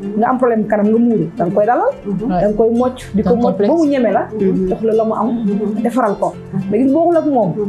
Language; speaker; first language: Wolof; non-native, local second language; Fula